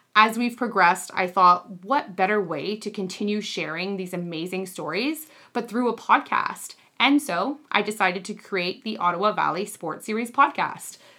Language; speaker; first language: English; native; English